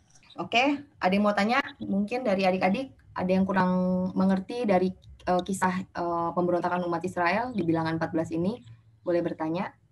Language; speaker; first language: Indonesian; native; Indonesian